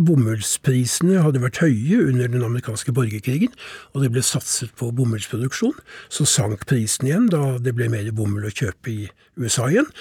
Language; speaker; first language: Norwegian; native; Norwegian